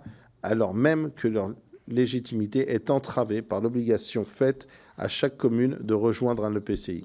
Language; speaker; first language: French; native; French